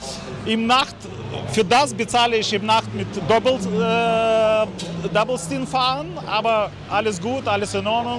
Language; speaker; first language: German; non-native, learner; Russian